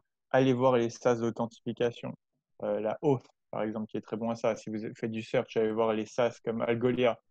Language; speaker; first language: French; native; French